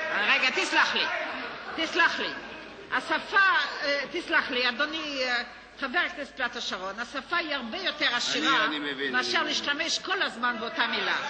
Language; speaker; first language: Hebrew; native; Hebrew